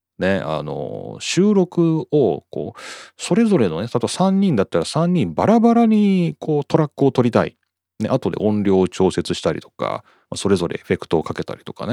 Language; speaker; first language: Japanese; native; Japanese